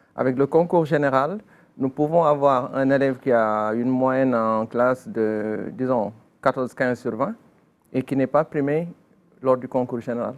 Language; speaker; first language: French; non-native, local second language; Wolof